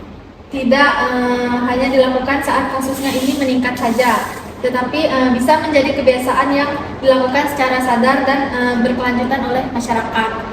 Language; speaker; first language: Indonesian; native; Indonesian